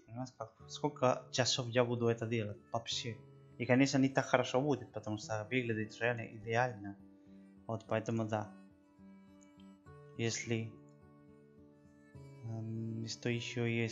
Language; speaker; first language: Russian; non-native, learner; Spanish